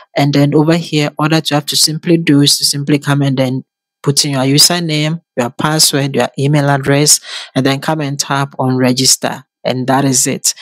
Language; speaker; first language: English; non-native, local second language; Akan